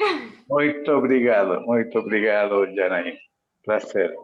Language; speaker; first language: Portuguese; non-native, fluent; Spanish